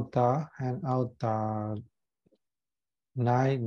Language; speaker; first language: Finnish; non-native, learner; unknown